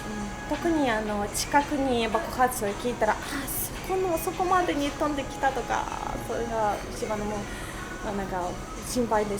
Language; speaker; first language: Japanese; non-native, fluent; Russian